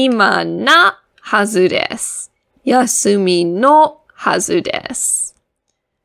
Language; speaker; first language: Japanese; non-native, fluent; English